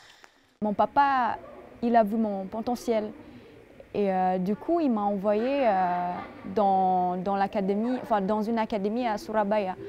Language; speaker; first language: French; non-native, fluent; Indonesian